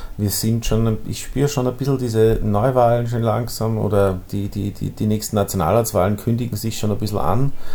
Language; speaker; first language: German; native; German